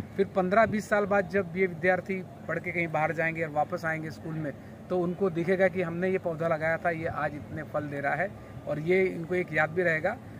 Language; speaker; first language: Hindi; native; Hindi